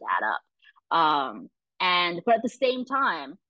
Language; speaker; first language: English; native; English